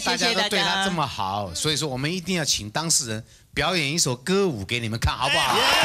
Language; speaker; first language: Chinese; native; Chinese